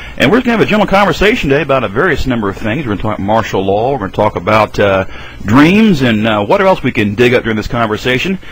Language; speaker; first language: English; native; English